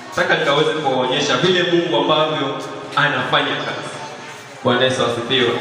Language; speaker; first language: Swahili; non-native, local second language; Kamba